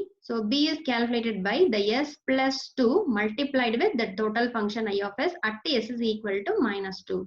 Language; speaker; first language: English; non-native, local second language; Tamil